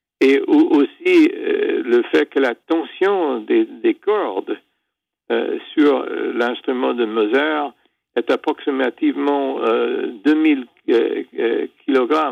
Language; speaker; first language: French; non-native, fluent; English